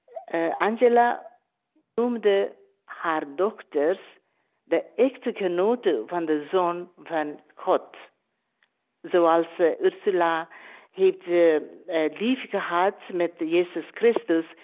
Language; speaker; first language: Dutch; non-native, learner; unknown